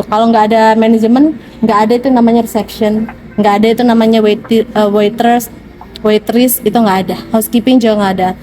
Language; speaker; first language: Indonesian; native; Indonesian